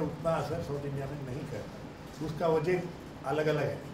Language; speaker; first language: Hindi; non-native, local second language; Kannada